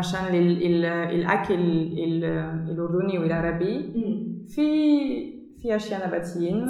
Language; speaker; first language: Arabic; non-native, learner; German